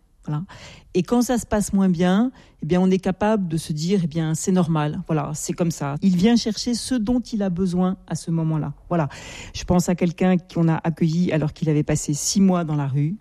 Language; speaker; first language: French; native; French